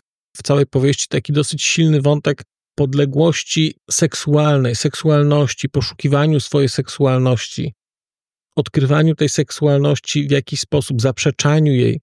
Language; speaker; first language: Polish; native; Polish